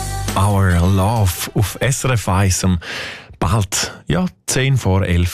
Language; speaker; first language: German; native; German